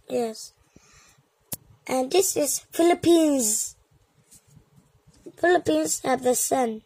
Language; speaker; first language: English; non-native, learner; Vietnamese